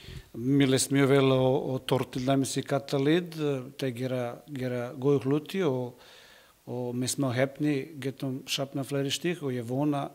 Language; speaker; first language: Icelandic; non-native, learner; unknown